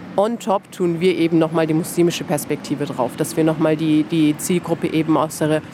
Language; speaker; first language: German; native; German